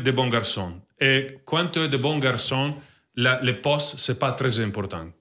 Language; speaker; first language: French; non-native, learner; Italian